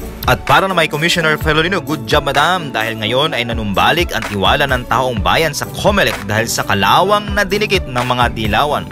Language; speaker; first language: Filipino; native; Filipino